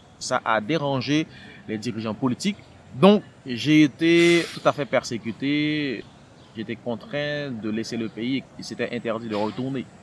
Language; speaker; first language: French; non-native, local second language; Haitian Creole